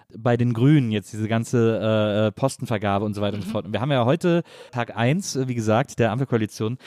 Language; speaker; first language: German; native; German